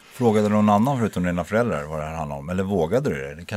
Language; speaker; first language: Swedish; native; Swedish